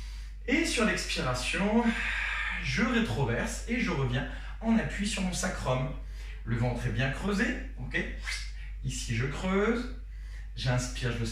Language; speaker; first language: French; native; French